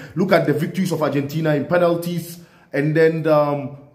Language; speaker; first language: English; non-native, local second language; Hausa